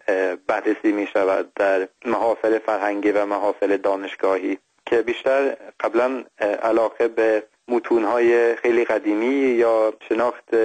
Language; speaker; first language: Persian; non-native, fluent; Swedish